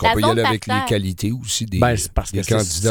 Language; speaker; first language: French; native; French